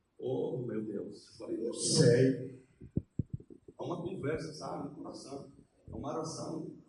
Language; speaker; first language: Portuguese; non-native, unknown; Polish